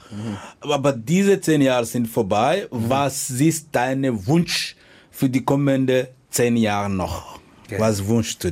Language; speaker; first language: German; non-native, learner; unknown